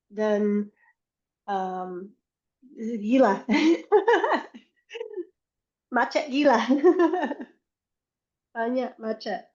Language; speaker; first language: Indonesian; non-native, learner; English